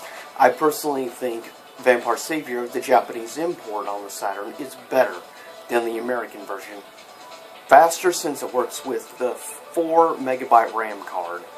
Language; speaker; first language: English; native; English